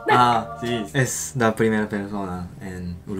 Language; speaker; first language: Spanish; non-native, fluent; Japanese